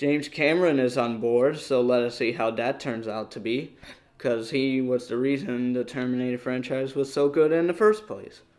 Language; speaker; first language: English; native; English